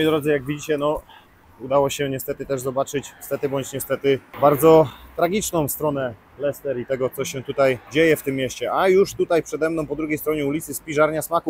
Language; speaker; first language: Polish; native; Polish